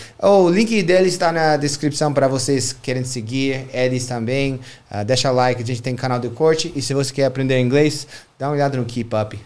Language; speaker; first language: Portuguese; non-native, fluent; English